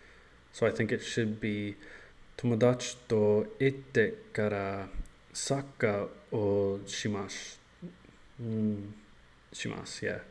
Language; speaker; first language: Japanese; non-native, learner; English